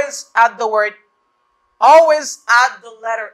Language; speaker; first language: English; non-native, fluent; Haitian Creole